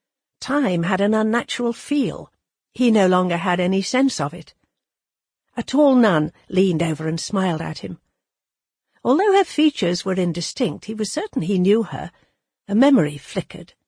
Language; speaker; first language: English; native; English